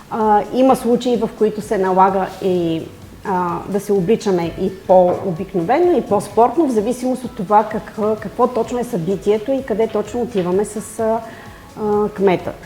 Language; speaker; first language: Bulgarian; native; Bulgarian